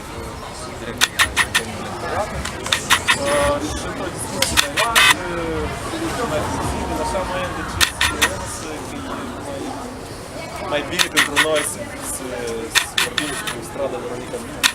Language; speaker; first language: Romanian; native; Romanian